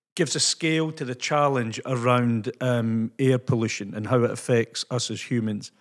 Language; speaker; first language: English; native; English